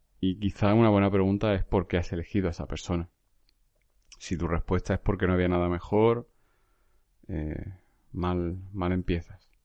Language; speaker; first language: Spanish; native; Spanish